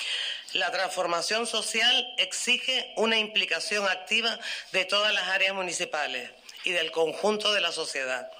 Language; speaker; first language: Spanish; native; Spanish